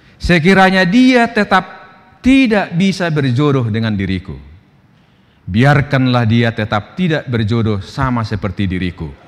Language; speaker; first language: Indonesian; non-native, local second language; Batak Toba